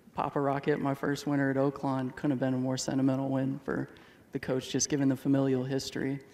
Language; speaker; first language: English; native; English